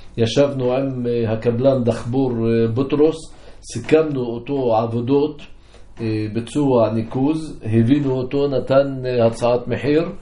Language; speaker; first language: Hebrew; non-native, local second language; Arabic